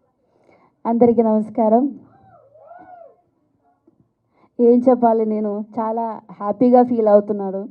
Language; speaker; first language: Telugu; non-native, fluent; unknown